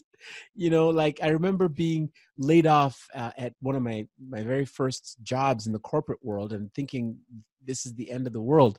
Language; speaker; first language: English; non-native, local second language; Igbo